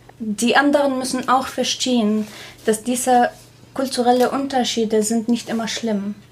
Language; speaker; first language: German; non-native, fluent; Arabic